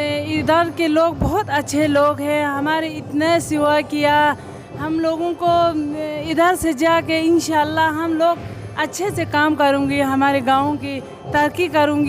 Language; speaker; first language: Hindi; non-native, local second language; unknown